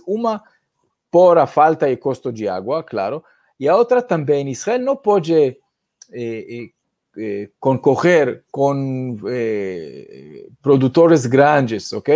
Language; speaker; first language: Portuguese; non-native, fluent; Hebrew